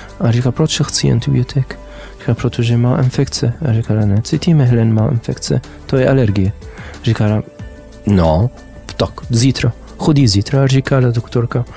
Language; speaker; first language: Czech; non-native, learner; Arabic